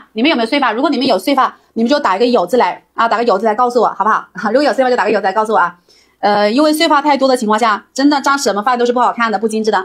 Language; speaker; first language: Chinese; native; Chinese